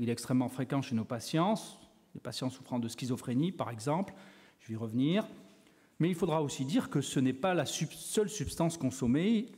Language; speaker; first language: French; native; French